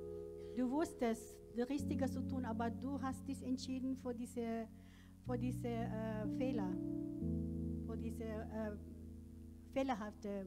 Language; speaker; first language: German; non-native, learner; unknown